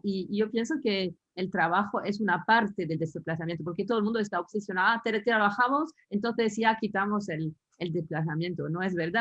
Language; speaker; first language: Spanish; non-native, fluent; French